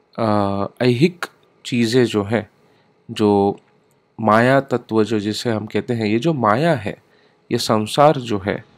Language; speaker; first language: Hindi; non-native, local second language; Marathi